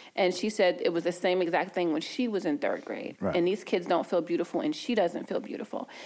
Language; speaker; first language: English; native; English